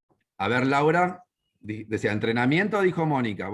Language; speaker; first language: Spanish; native; Spanish